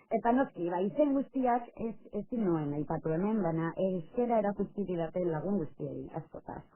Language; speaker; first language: Basque; non-native, local second language; Spanish